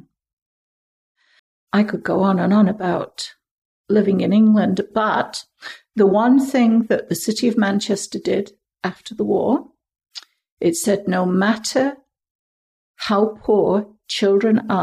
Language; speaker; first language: English; native; English